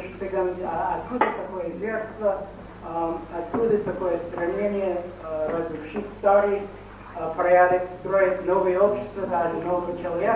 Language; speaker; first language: Russian; non-native, fluent; English